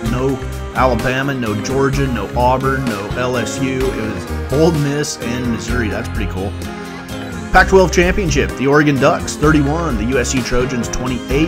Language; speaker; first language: English; native; English